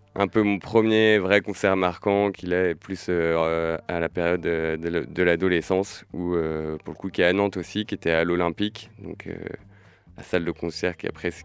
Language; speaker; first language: French; native; French